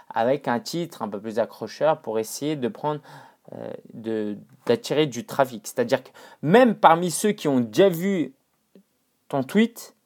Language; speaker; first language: French; non-native, fluent; Chinese